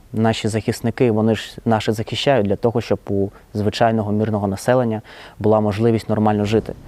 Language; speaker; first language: Ukrainian; non-native, local second language; Russian